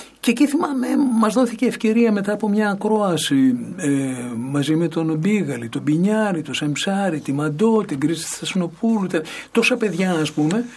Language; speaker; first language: Greek; native; Greek